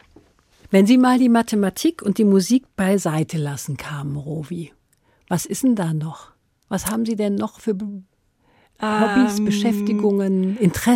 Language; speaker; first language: German; native; German